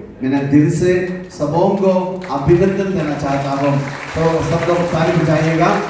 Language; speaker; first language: Hindi; non-native, local second language; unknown